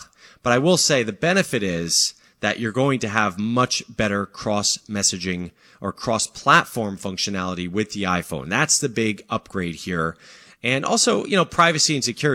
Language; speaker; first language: English; native; English